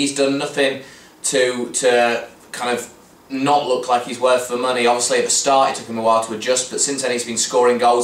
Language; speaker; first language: English; native; English